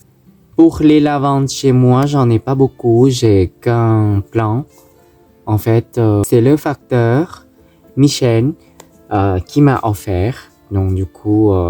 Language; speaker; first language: French; non-native, fluent; Thai